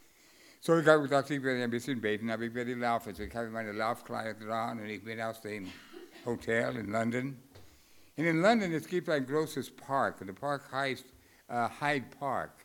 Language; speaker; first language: German; non-native, fluent; English